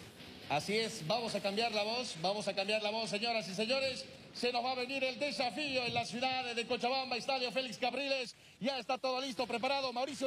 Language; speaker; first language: Spanish; native; Spanish